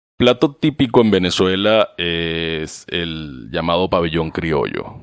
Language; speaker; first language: Spanish; native; Spanish